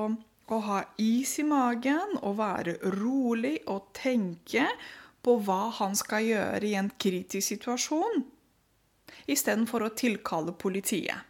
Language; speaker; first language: Norwegian; non-native, fluent; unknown